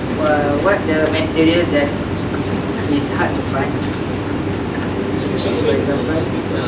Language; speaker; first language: English; non-native, local second language; Malay